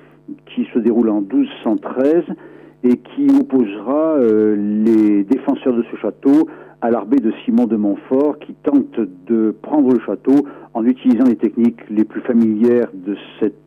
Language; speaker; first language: French; native; French